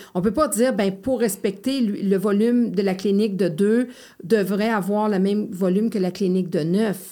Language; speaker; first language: French; native; French